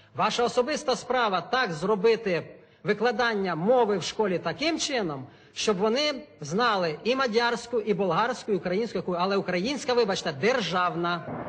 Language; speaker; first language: Ukrainian; non-native, local second language; Russian